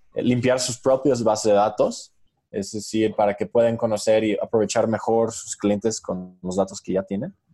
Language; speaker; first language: Spanish; non-native, fluent; English